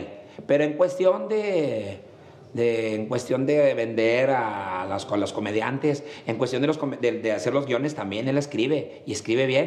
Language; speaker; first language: Spanish; native; Spanish